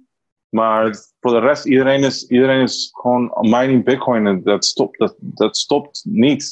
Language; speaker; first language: Dutch; non-native, learner; Spanish